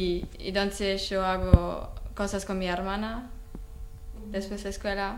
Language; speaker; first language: Spanish; non-native, learner; German